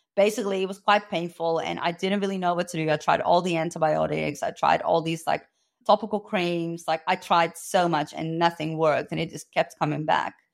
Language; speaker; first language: English; non-native, fluent; Dutch